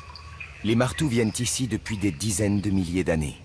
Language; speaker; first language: French; native; French